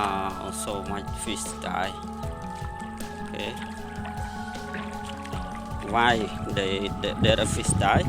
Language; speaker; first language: English; non-native, learner; Khmer